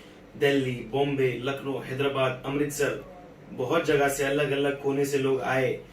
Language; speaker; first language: Hindi; native; Hindi